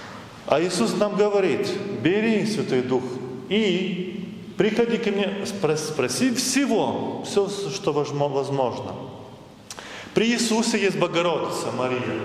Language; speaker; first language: Russian; non-native, fluent; Lithuanian